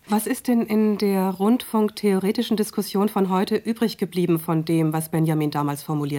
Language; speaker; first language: German; native; German